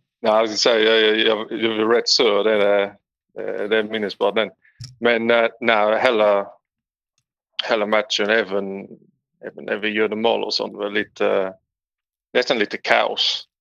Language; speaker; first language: Swedish; non-native, learner; English